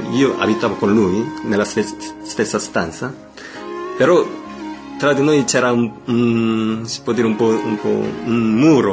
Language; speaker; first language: Italian; non-native, learner; Korean